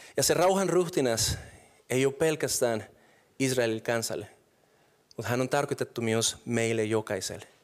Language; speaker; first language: Finnish; non-native, fluent; Spanish